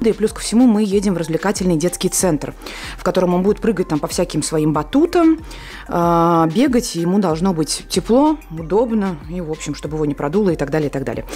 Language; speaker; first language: Russian; non-native, local second language; Latvian